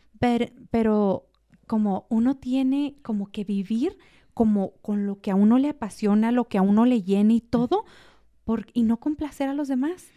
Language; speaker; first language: Spanish; native; Spanish